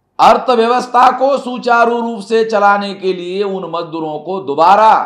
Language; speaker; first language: Hindi; non-native, local second language; Marathi